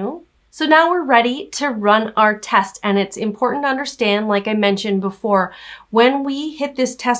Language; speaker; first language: English; native; English